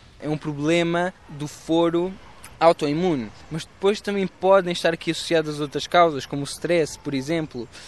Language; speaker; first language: Portuguese; native; Portuguese